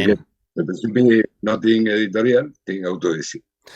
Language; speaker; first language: Catalan; non-native, local second language; Spanish